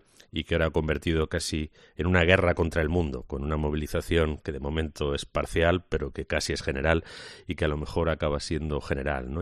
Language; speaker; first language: Spanish; native; Spanish